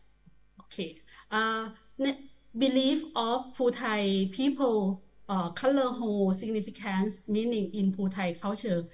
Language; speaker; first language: English; non-native, learner; Thai